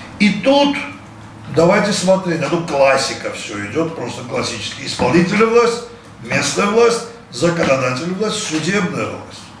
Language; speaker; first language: Russian; native; Russian